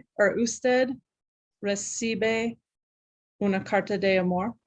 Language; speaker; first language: Spanish; non-native, learner; English